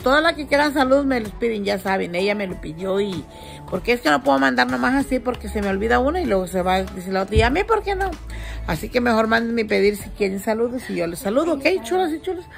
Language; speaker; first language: Spanish; native; Spanish